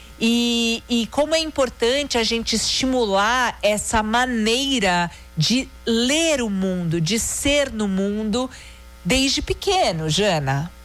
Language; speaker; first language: Portuguese; native; Portuguese